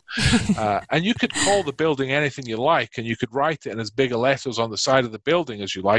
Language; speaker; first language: English; native; English